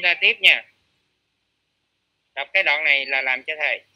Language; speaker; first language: Vietnamese; native; Vietnamese